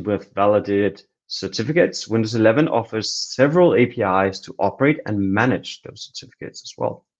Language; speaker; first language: English; non-native, fluent; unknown